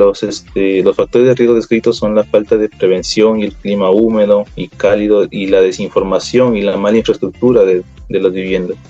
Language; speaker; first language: Spanish; native; Spanish